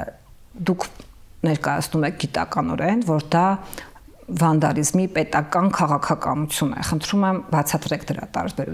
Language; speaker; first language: Armenian; native; Armenian